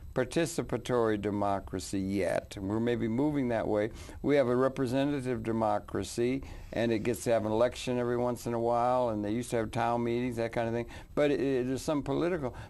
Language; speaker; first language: English; native; English